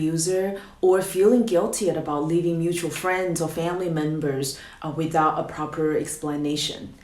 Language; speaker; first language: English; non-native, fluent; Chinese